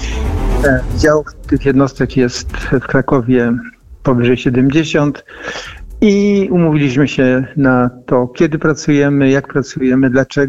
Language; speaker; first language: Polish; native; Polish